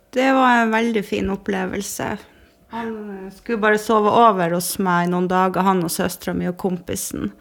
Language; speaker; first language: Norwegian; native; Norwegian